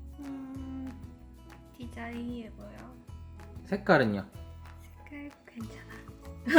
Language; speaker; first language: Korean; non-native, learner; Chinese